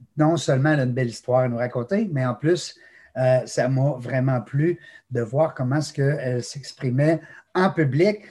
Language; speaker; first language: French; native; French